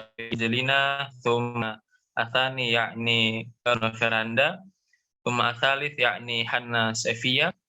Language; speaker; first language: Arabic; non-native, learner; Indonesian